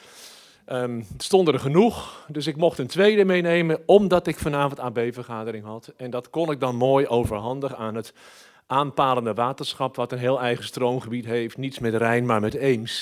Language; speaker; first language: Dutch; native; Dutch